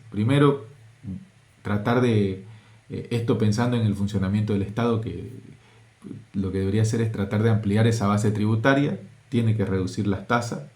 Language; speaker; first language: Spanish; native; Spanish